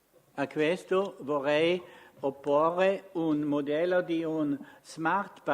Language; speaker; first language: Italian; non-native, fluent; German